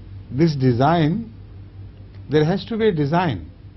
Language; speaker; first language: English; non-native, local second language; Urdu